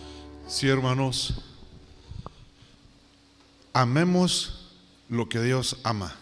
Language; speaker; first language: Spanish; native; Spanish